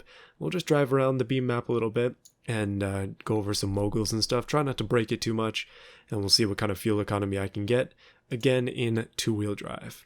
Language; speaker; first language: English; native; English